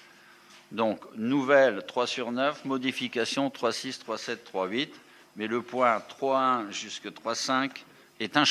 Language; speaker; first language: French; native; French